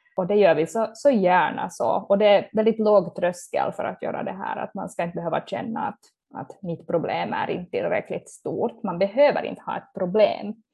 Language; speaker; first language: Swedish; native; Swedish